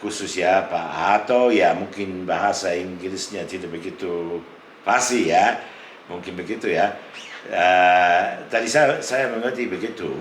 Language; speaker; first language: Indonesian; non-native, fluent; English